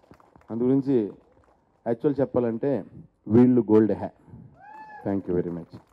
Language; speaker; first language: Telugu; native; Telugu